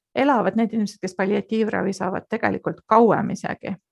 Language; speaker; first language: Estonian; native; Estonian